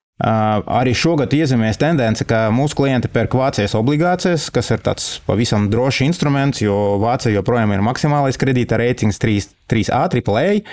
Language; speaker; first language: Latvian; non-native, local second language; Russian